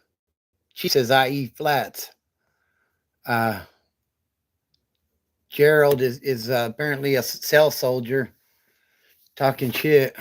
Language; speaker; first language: English; native; English